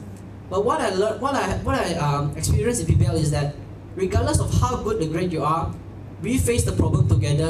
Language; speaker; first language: English; non-native, local second language; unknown